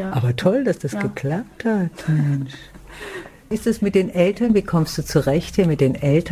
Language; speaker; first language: German; native; German